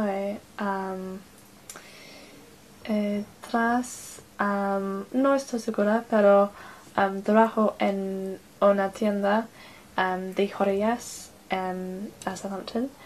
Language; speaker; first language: Spanish; non-native, learner; English